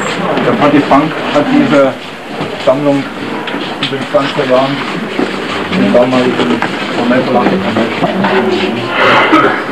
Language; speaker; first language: German; native; German